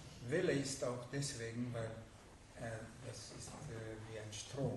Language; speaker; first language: German; non-native, fluent; Hungarian